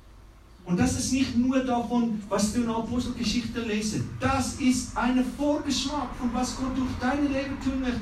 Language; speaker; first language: German; non-native, learner; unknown